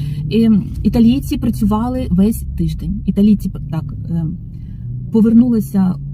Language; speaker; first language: Ukrainian; non-native, local second language; Russian